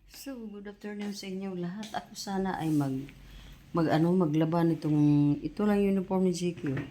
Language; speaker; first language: Filipino; non-native, local second language; Cebuano